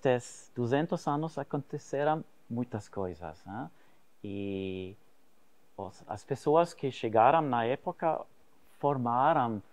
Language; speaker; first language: Portuguese; non-native, fluent; German